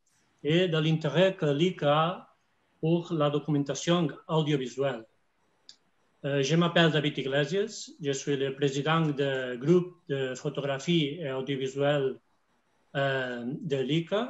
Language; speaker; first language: French; non-native, fluent; Spanish